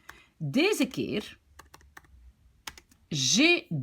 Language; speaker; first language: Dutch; non-native, fluent; French